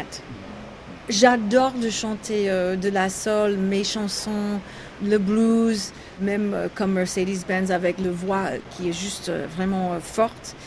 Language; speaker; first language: French; non-native, learner; English